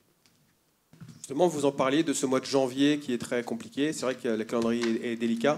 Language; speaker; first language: French; native; French